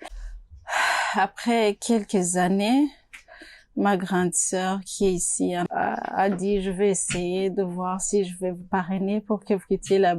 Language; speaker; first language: French; non-native, local second language; Rundi